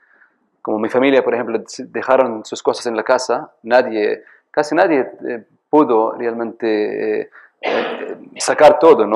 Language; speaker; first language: Spanish; non-native, fluent; Arabic